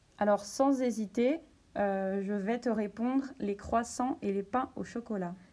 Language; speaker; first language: French; native; French